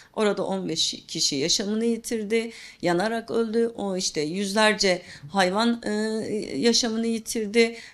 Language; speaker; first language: Turkish; non-native, local second language; Kurdish